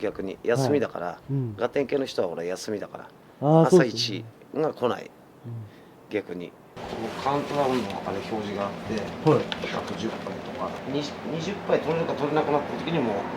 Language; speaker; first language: Japanese; native; Japanese